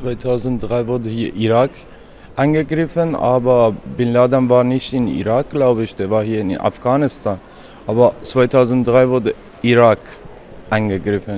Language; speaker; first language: German; non-native, fluent; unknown